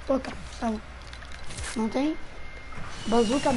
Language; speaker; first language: Portuguese; non-native, fluent; Italian